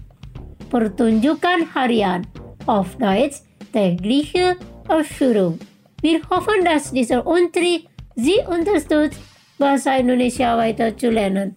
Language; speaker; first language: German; non-native, fluent; Indonesian